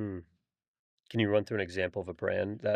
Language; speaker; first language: English; native; English